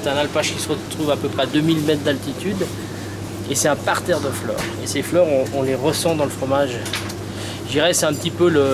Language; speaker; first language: French; native; French